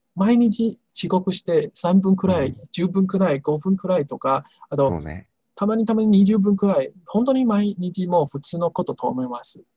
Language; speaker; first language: Japanese; non-native, fluent; Chinese